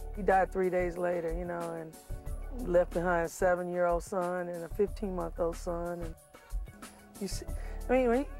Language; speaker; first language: English; native; English